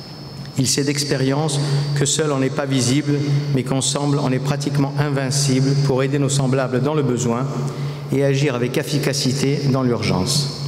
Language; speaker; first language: French; native; French